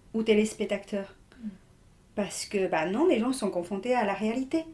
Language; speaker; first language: French; non-native, fluent; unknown